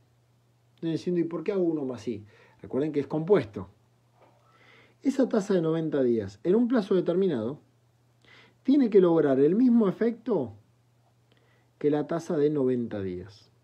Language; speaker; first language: Spanish; native; Spanish